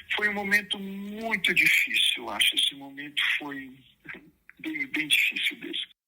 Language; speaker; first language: Portuguese; native; Portuguese